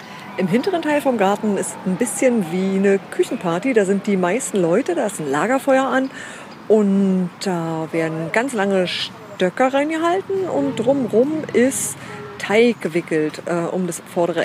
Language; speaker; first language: German; native; German